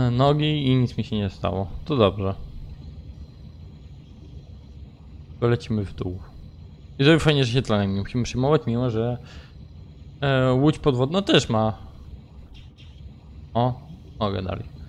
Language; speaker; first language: Polish; native; Polish